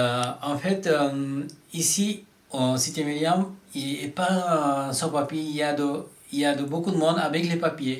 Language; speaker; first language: French; non-native, learner; Bangla